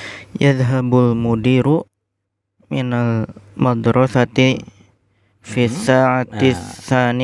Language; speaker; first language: Arabic; non-native, learner; Indonesian